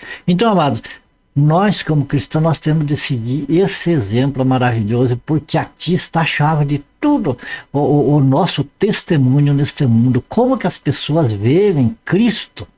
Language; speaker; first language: Portuguese; native; Portuguese